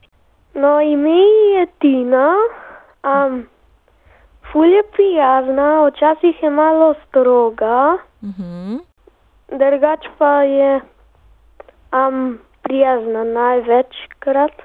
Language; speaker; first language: Slovenian; early bilingual, heritage; Slovenian